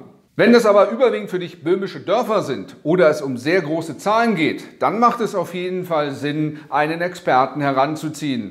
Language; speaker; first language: German; native; German